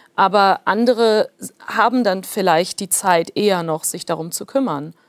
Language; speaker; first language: German; early bilingual, other home language; Plautdietsch